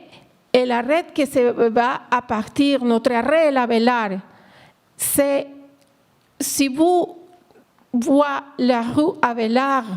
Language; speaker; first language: French; non-native, learner; Spanish